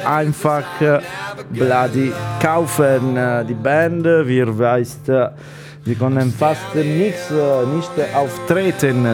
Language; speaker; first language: German; non-native, learner; Italian